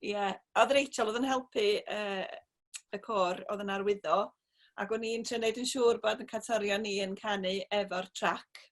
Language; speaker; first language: Welsh; native; Welsh